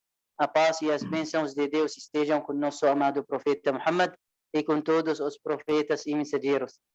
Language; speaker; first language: Portuguese; non-native, fluent; Arabic